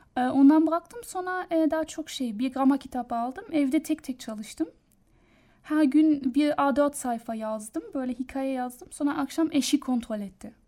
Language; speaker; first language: Turkish; non-native, learner; German